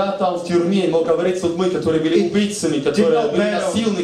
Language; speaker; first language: Russian; native; Russian